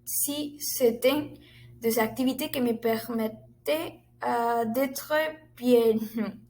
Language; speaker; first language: French; non-native, learner; Spanish